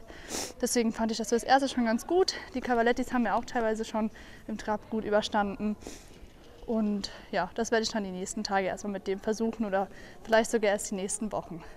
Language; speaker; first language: German; native; German